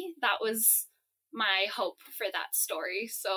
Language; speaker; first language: English; native; English